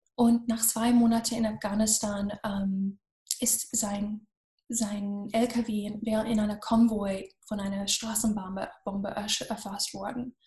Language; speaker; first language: German; non-native, fluent; English